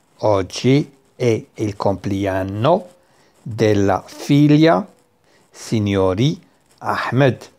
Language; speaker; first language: Italian; non-native, fluent; Arabic